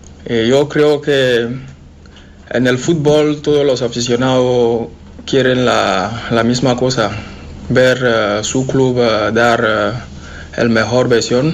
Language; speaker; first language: Spanish; non-native, fluent; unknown